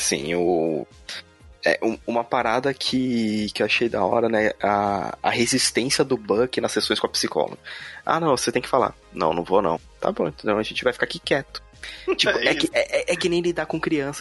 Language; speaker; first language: Portuguese; native; Portuguese